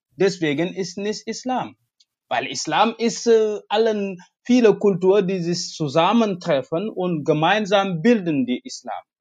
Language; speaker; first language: German; non-native, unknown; Wolof